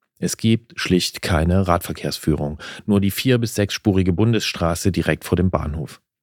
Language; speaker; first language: German; native; German